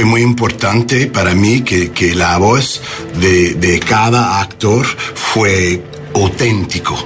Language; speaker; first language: Spanish; non-native, learner; English